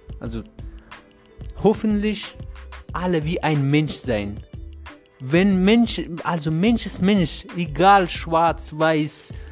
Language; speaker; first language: German; non-native, learner; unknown